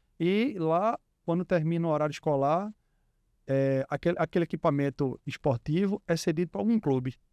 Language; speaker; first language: Portuguese; native; Portuguese